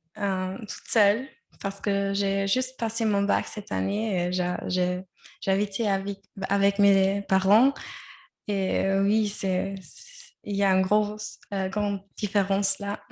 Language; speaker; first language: French; non-native, learner; German